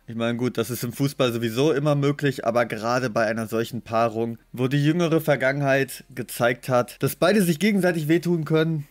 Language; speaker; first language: German; native; German